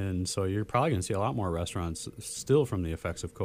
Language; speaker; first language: English; native; English